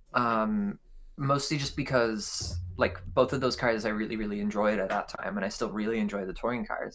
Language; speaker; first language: English; native; English